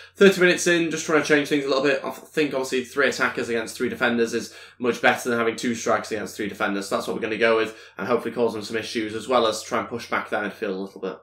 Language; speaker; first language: English; native; English